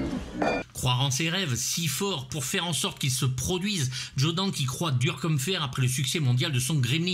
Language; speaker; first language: French; native; French